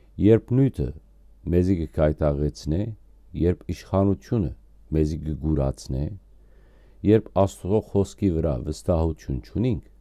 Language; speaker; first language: Armenian; native; Armenian